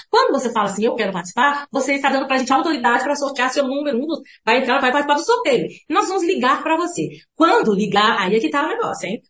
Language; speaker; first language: Portuguese; native; Portuguese